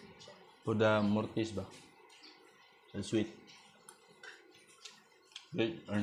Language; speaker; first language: English; non-native, learner; Cebuano